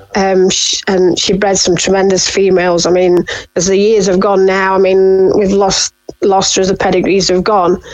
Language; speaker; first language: English; native; English